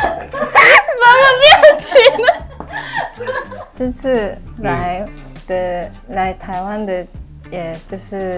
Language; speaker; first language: Chinese; early bilingual, heritage; Japanese